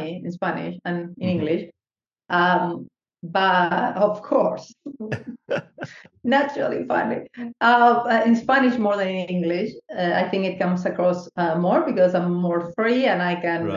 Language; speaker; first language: English; non-native, fluent; Spanish